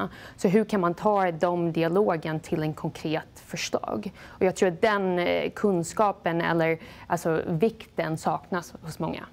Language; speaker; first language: Swedish; non-native, fluent; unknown